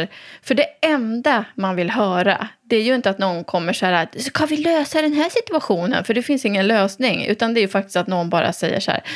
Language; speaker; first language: Swedish; native; Swedish